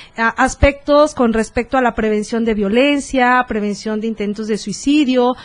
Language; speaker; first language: Spanish; native; Spanish